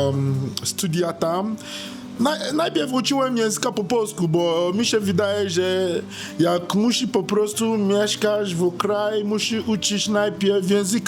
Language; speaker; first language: Polish; non-native, learner; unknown